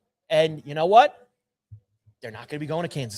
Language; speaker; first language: English; native; English